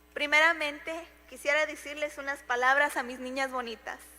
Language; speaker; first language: Spanish; early bilingual, heritage; Spanish